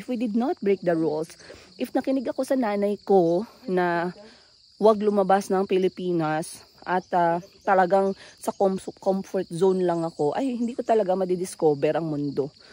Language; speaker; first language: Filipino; non-native, local second language; Hiligaynon